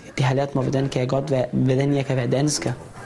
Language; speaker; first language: Danish; non-native, fluent; Arabic